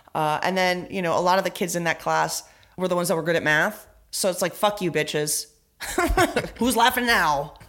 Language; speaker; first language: English; early bilingual, other home language; Spanish